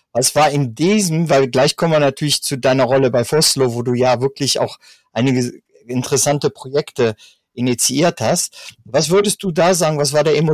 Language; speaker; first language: German; native; German